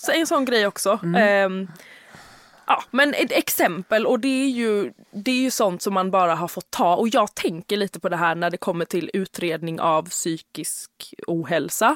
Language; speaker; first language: Swedish; native; Swedish